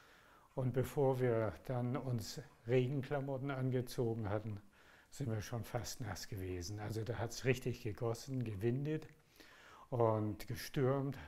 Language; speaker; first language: German; native; German